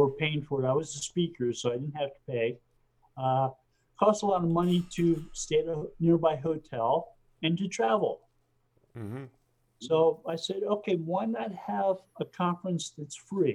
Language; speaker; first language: English; native; English